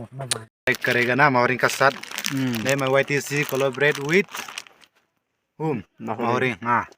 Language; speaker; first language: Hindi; non-native, local second language; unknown